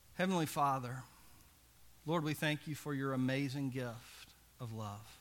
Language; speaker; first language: English; native; English